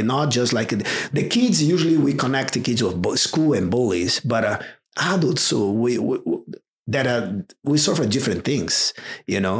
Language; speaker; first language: English; non-native, fluent; Portuguese